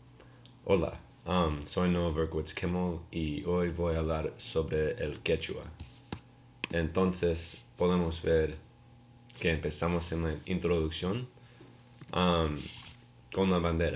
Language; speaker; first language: Spanish; non-native, learner; English